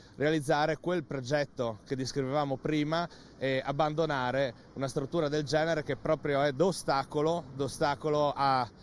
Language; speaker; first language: Italian; native; Italian